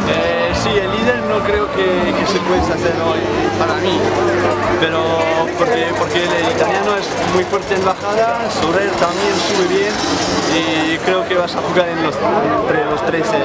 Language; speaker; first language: Spanish; non-native, learner; French